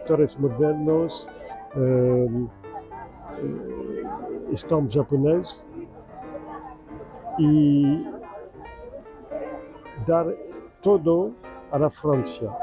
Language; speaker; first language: Spanish; non-native, fluent; French